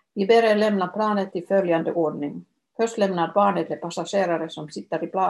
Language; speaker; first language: Swedish; non-native, local second language; Finnish